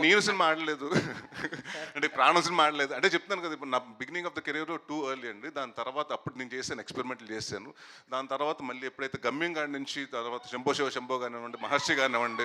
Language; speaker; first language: Telugu; native; Telugu